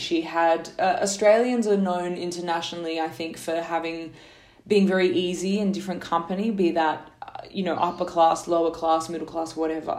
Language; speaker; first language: English; native; English